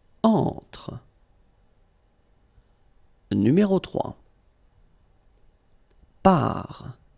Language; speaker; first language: French; native; French